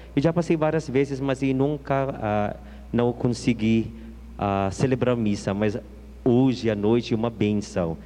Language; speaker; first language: Portuguese; non-native, fluent; Filipino